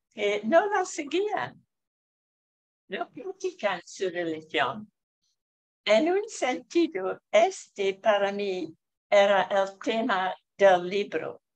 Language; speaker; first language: Spanish; non-native, fluent; English